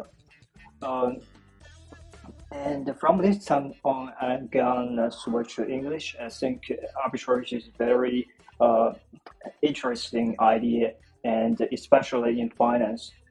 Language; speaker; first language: English; non-native, fluent; Chinese